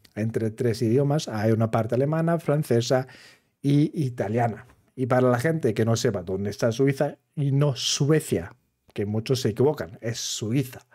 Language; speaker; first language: Spanish; non-native, fluent; German